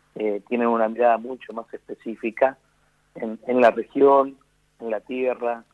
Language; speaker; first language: Spanish; native; Spanish